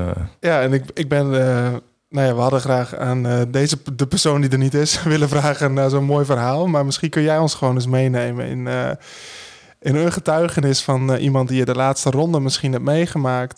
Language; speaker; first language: Dutch; native; Dutch